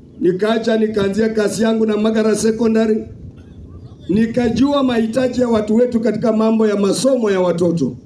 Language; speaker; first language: Swahili; non-native, local second language; Luyia